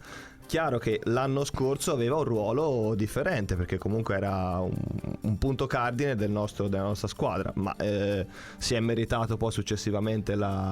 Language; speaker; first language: Italian; native; Italian